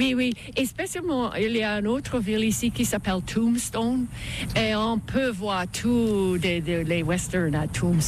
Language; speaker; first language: French; non-native, fluent; English